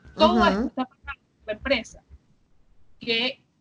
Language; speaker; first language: Spanish; native; Spanish